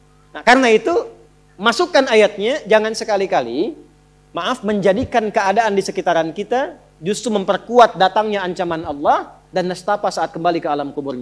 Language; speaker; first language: Indonesian; native; Indonesian